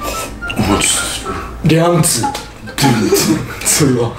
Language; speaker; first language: Chinese; non-native, learner; Japanese